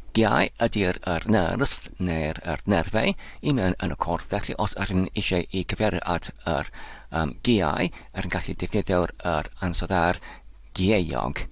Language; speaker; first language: Welsh; non-native, learner; Polish